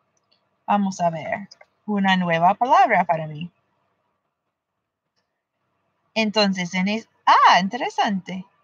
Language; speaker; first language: Spanish; non-native, fluent; English